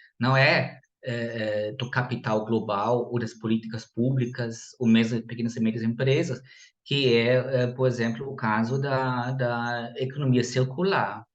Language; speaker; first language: Portuguese; non-native, fluent; German